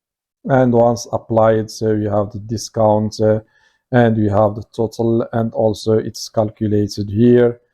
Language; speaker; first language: English; non-native, fluent; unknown